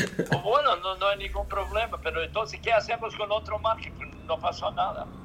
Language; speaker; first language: Spanish; non-native, fluent; Serbian